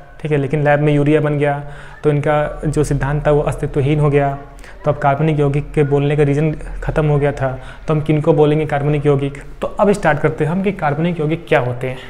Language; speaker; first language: Hindi; native; Hindi